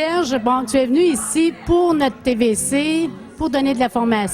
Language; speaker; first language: French; native; French